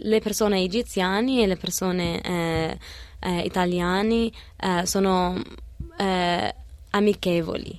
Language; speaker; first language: Italian; early bilingual, other home language; Arabic